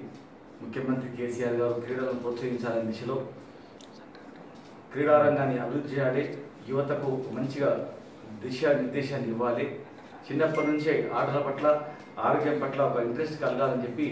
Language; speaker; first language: Telugu; native; Telugu